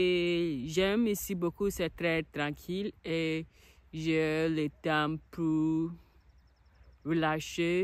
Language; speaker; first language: French; non-native, learner; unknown